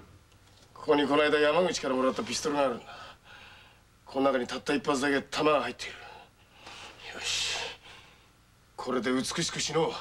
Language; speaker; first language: Japanese; native; Japanese